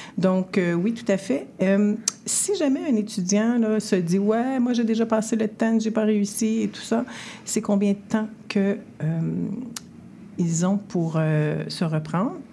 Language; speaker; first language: French; native; French